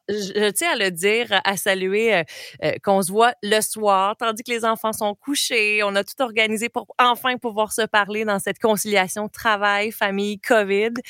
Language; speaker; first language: French; native; French